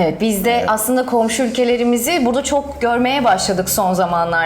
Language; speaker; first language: Turkish; native; Turkish